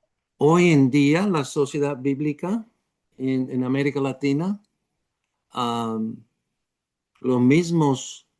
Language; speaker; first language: Spanish; non-native, fluent; English